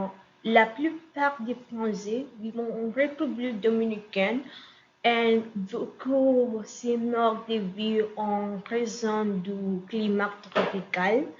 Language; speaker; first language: French; non-native, learner; Spanish